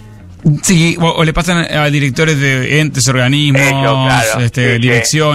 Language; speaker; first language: Spanish; native; Spanish